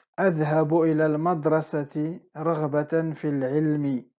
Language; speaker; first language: Arabic; non-native, fluent; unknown